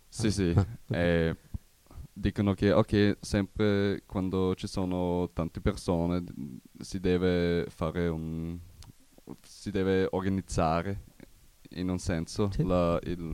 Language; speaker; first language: Italian; non-native, learner; German